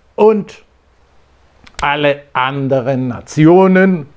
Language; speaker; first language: German; non-native, fluent; Polish